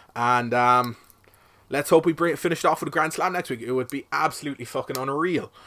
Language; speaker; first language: English; native; English